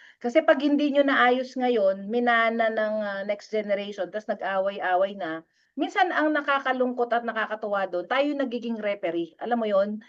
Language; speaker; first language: Filipino; non-native, local second language; Pampanga